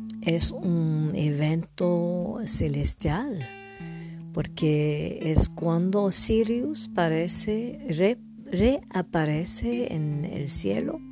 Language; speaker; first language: Spanish; non-native, learner; English